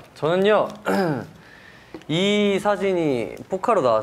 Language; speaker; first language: Korean; non-native, fluent; Chinese